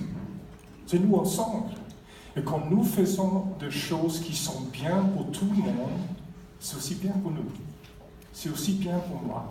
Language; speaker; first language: French; non-native, fluent; Swedish